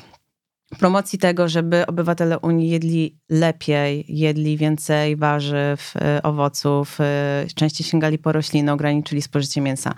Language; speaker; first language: Polish; native; Polish